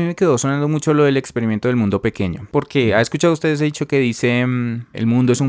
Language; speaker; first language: Spanish; native; Spanish